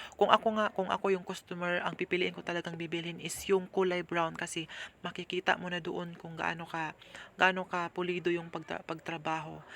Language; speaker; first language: Filipino; native; Filipino